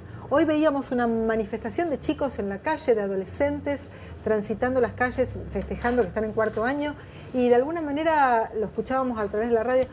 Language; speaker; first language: Spanish; native; Spanish